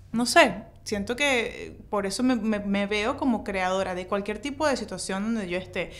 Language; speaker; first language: Spanish; native; Spanish